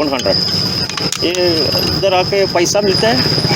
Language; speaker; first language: Hindi; non-native, learner; Tamil